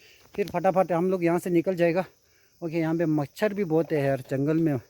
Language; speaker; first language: Hindi; non-native, local second language; Tibetan